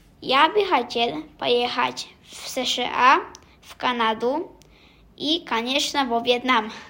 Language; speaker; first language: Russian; non-native, learner; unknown